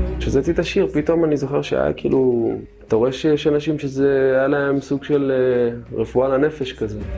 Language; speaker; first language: Hebrew; early bilingual, other home language; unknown